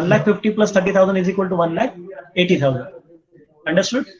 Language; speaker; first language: English; non-native, local second language; Marathi